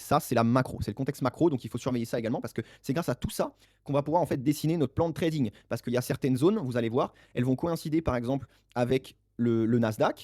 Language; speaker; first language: French; native; French